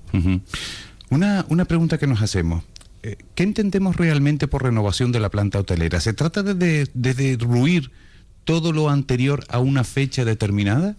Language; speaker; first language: Spanish; native; Spanish